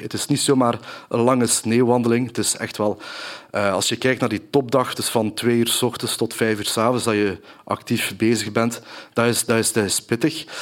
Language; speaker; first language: Dutch; native; Dutch